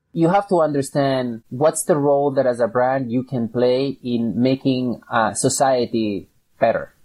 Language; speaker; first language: English; non-native, fluent; Catalan